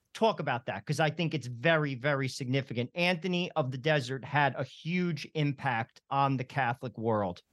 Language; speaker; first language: English; early bilingual, other home language; Italian